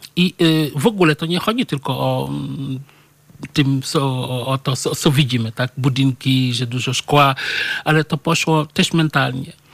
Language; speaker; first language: Polish; non-native, fluent; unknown